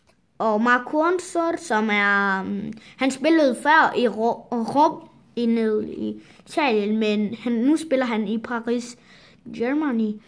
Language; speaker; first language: Danish; early bilingual, other home language; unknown